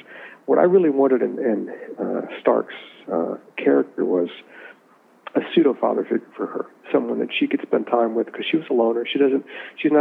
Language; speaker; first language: English; native; English